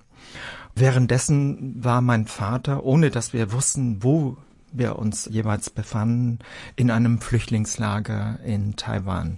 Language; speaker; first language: German; early bilingual, other home language; Vietnamese